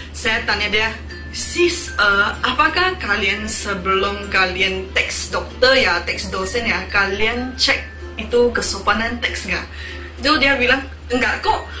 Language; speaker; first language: Indonesian; non-native, fluent; Min Nan Chinese